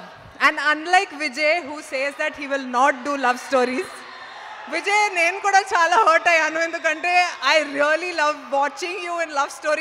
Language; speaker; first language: Telugu; non-native, local second language; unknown